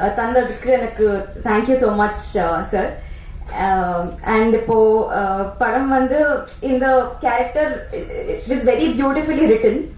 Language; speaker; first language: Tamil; non-native, learner; Telugu